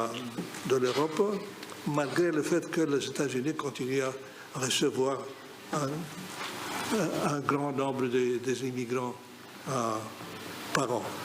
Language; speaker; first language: French; non-native, fluent; Greek